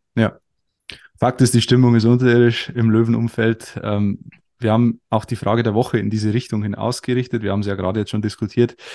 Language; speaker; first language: German; native; German